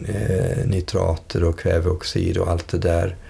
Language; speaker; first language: Swedish; early bilingual, other home language; English